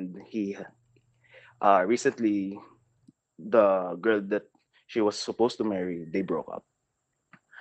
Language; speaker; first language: English; non-native, local second language; Filipino